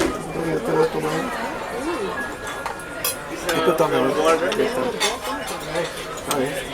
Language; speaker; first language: Spanish; early bilingual, heritage; English